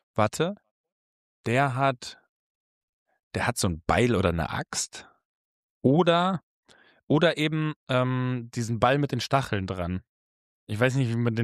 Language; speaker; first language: German; native; German